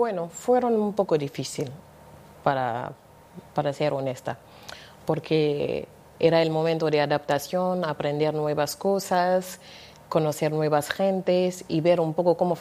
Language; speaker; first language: Spanish; non-native, fluent; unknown